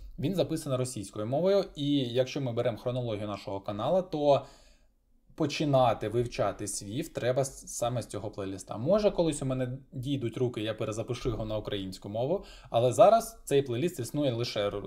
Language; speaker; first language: Ukrainian; non-native, local second language; Russian